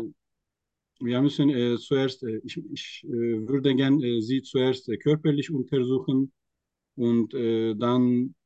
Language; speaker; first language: German; non-native, fluent; Turkish